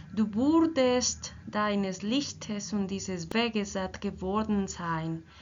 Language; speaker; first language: German; non-native, learner; Spanish